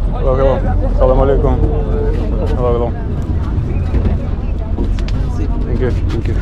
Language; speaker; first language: English; non-native, learner; Lithuanian